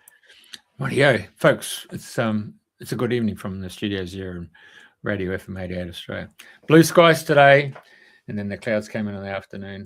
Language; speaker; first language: English; native; English